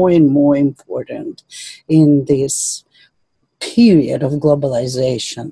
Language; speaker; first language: English; non-native, fluent; Russian